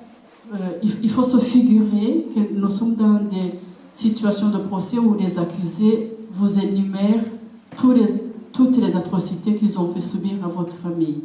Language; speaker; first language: French; non-native, local second language; Kinyarwanda